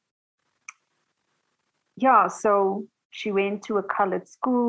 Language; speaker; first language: English; non-native, local second language; Tswana